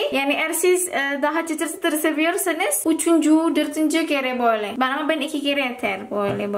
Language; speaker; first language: Turkish; non-native, learner; Indonesian